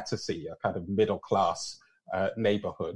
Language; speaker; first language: English; native; English